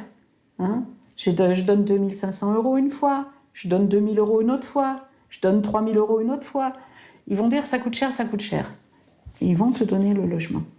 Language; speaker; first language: French; native; French